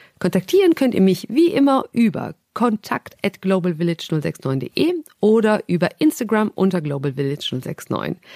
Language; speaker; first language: German; native; German